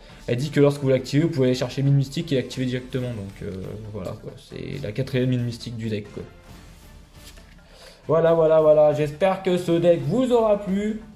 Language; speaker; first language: French; native; French